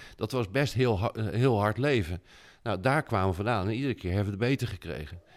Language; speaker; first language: Dutch; native; Dutch